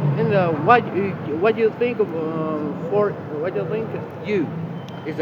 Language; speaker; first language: English; non-native, learner; Georgian